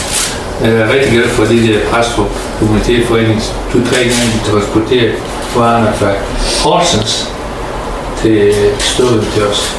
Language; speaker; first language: Danish; non-native, learner; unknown